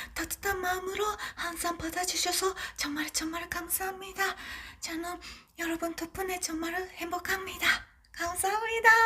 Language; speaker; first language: Korean; non-native, learner; Japanese